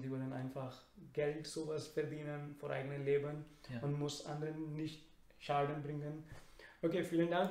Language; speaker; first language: German; non-native, learner; Urdu